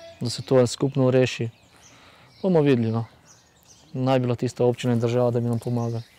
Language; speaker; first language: Slovenian; non-native, local second language; Romany